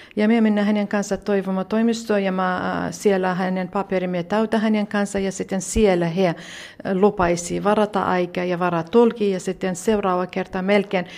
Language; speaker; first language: Finnish; non-native, learner; Central Kurdish